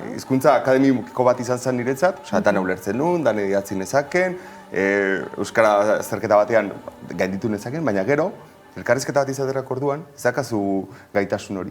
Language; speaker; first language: Basque; non-native, local second language; Spanish